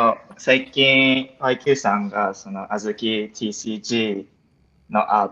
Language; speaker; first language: Japanese; non-native, fluent; English